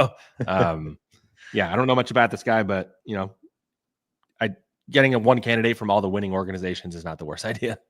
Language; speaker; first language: English; native; English